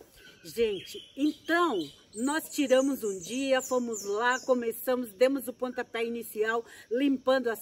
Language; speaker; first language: Portuguese; native; Portuguese